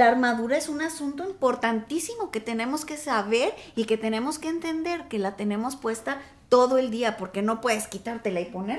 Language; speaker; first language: Spanish; native; Spanish